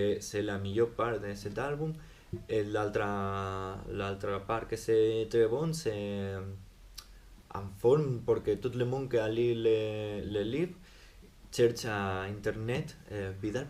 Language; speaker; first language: French; non-native, learner; Spanish